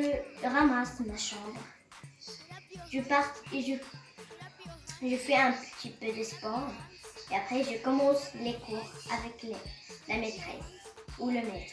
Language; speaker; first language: French; non-native, learner; Arabic